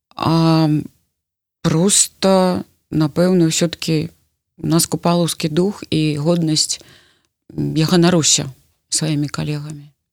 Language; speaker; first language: Belarusian; native; Belarusian